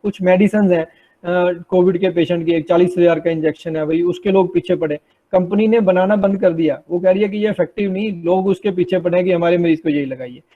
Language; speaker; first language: Hindi; non-native, local second language; Punjabi